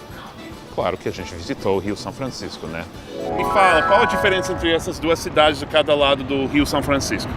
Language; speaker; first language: Portuguese; non-native, fluent; English